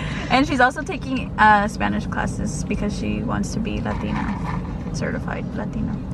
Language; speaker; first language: English; early bilingual, other home language; Spanish